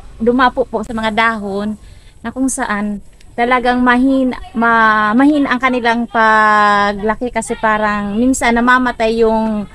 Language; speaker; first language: Filipino; non-native, local second language; Bikol